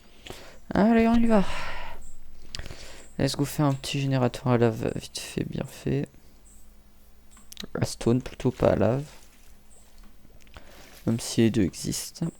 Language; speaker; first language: French; native; French